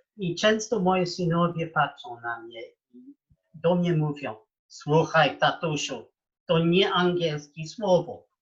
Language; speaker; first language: Polish; non-native, fluent; English